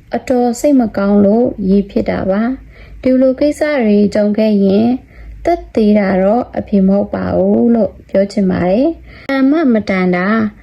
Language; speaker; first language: Burmese; non-native, local second language; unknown